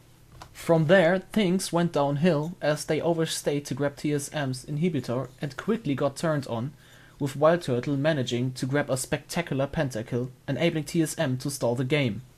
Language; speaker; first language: English; non-native, fluent; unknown